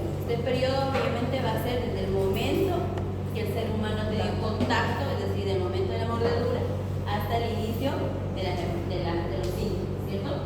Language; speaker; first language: Spanish; native; Spanish